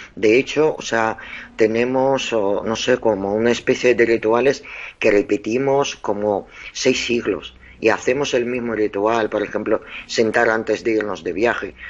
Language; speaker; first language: Spanish; non-native, fluent; Russian